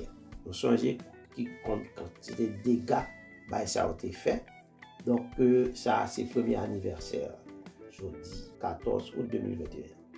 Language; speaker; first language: French; non-native, local second language; Haitian Creole